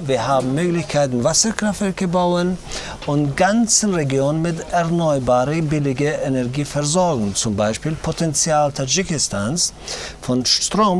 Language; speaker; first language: German; non-native, fluent; Tajik